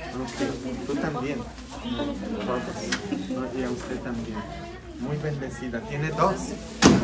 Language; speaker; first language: Spanish; non-native, fluent; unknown